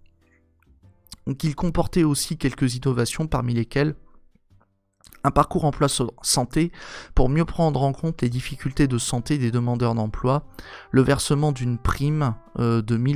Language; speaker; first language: French; native; French